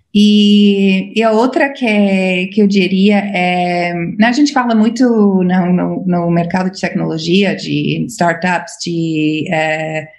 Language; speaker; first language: Portuguese; non-native, fluent; English